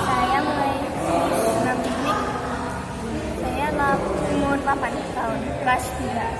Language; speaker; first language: Indonesian; early bilingual, heritage; Indonesian